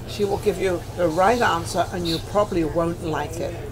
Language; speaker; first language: English; native; English